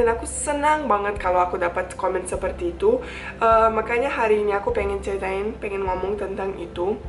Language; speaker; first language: Indonesian; non-native, fluent; Bosnian